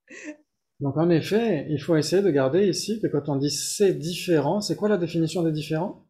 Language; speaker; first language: French; native; French